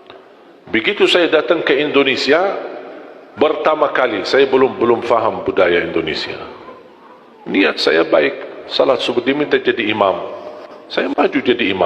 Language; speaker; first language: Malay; non-native, fluent; Arabic